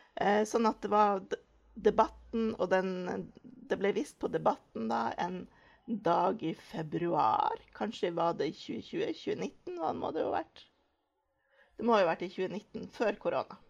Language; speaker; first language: Norwegian; native; Norwegian